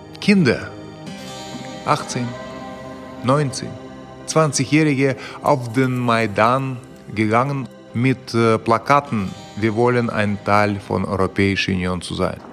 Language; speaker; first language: German; non-native, fluent; Russian